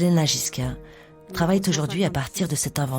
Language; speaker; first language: French; native; French